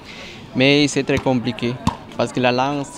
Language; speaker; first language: French; non-native, learner; Spanish